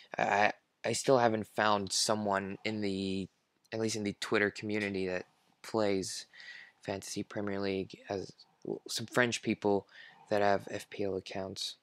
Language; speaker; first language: English; non-native, fluent; French